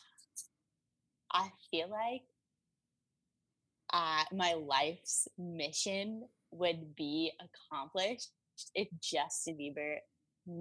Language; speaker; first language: English; native; English